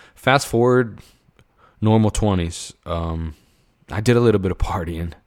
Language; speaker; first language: English; native; English